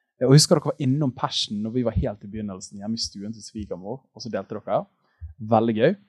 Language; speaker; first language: Norwegian; native; Norwegian